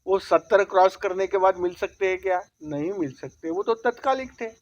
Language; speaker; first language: Hindi; non-native, local second language; Marathi